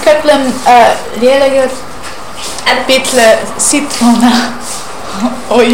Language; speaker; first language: Icelandic; non-native, learner; English